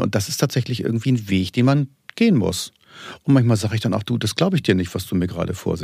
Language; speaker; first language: German; native; German